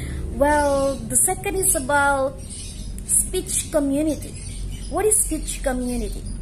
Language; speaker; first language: English; non-native, learner; Javanese